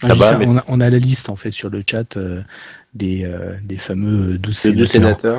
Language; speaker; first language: French; native; French